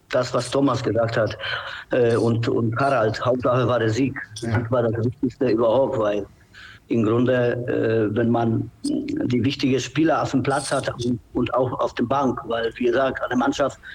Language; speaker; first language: German; non-native, fluent; Polish